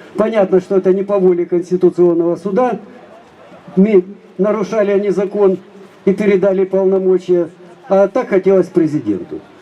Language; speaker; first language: Russian; native; Russian